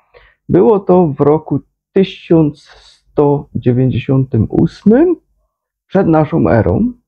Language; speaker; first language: Polish; native; Polish